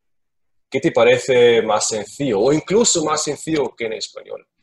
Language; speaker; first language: Spanish; non-native, learner; German